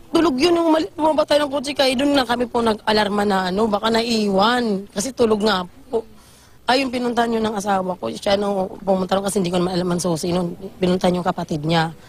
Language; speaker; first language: Filipino; native; Filipino